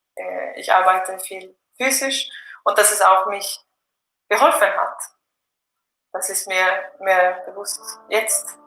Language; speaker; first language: German; non-native, fluent; English